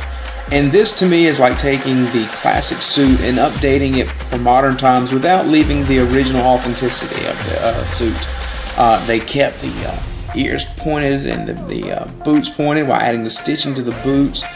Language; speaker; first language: English; native; English